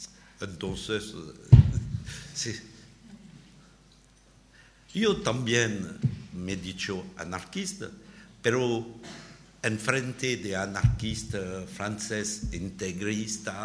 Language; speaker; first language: Spanish; non-native, learner; French